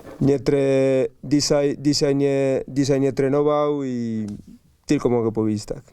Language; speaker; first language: Polish; non-native, learner; Spanish